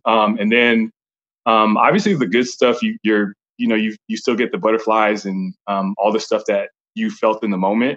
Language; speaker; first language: English; native; English